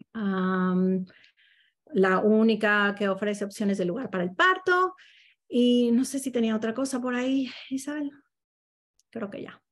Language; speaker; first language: Spanish; native; Spanish